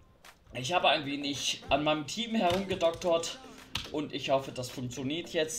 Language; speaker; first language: German; native; German